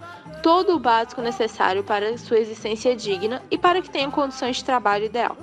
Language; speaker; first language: Portuguese; native; Portuguese